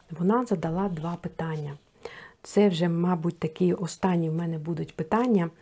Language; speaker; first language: Ukrainian; non-native, local second language; Russian